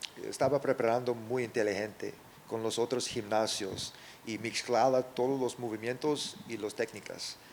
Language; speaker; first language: Spanish; non-native, learner; English